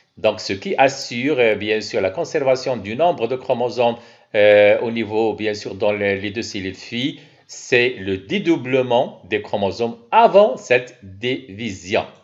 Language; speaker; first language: French; non-native, local second language; Arabic